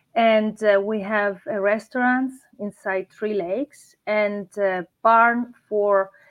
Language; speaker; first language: English; non-native, fluent; Italian